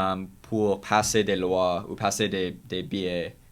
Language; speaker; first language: French; non-native, learner; English